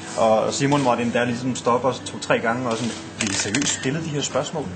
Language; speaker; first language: Danish; early bilingual, other home language; Arabic